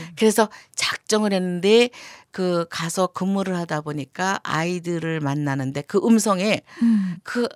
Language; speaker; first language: Korean; native; Korean